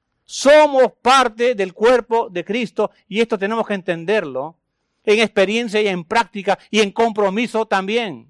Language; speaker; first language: Spanish; native; Spanish